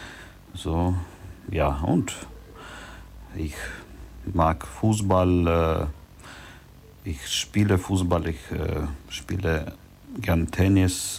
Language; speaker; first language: German; non-native, learner; Ukrainian